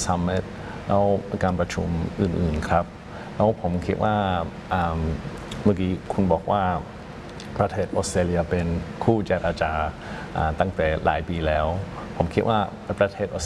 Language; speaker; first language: Thai; non-native, fluent; English